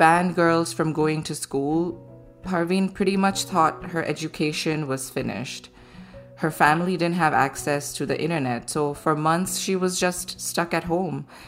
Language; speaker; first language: English; non-native, local second language; Gujarati